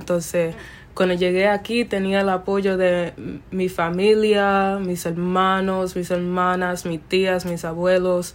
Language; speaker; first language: Spanish; early bilingual, other home language; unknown